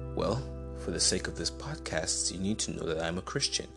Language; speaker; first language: English; non-native, local second language; Igbo